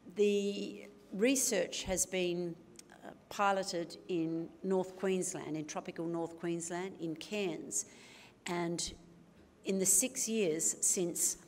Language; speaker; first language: English; native; English